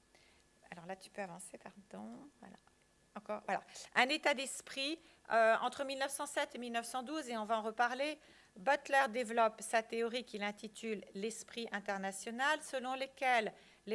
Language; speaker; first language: French; native; French